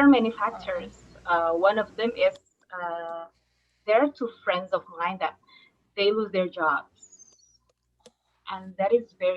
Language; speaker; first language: English; non-native, fluent; Indonesian